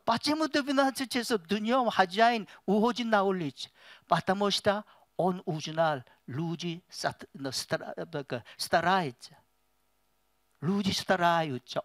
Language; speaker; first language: Russian; non-native, learner; Korean